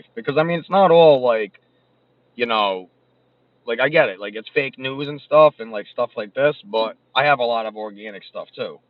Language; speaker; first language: English; native; English